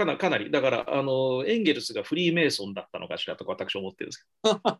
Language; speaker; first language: Japanese; native; Japanese